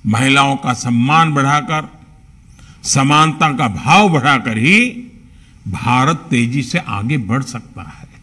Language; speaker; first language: Hindi; non-native, local second language; Gujarati